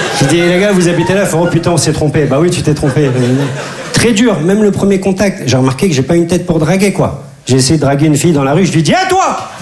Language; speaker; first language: French; early bilingual, other home language; Turkish